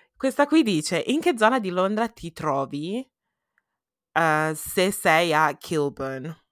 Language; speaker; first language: Italian; early bilingual, heritage; Italian